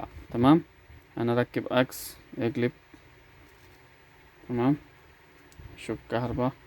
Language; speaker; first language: Arabic; non-native, learner; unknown